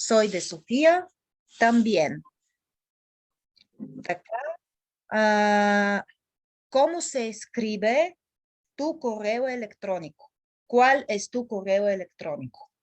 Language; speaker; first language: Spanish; non-native, fluent; Bulgarian